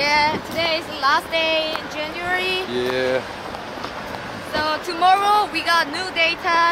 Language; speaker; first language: English; non-native, learner; Korean